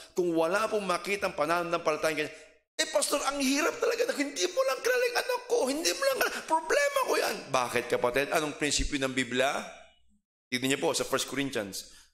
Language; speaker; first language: Filipino; non-native, local second language; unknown